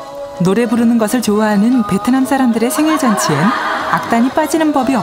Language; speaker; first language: Korean; native; Korean